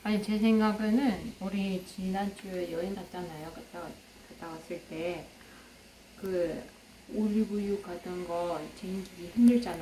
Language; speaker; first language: Korean; non-native, fluent; Russian